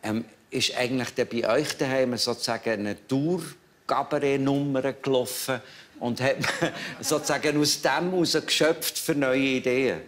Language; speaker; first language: German; native; German